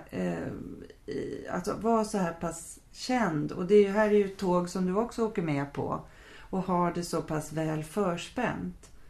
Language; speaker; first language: Swedish; native; Swedish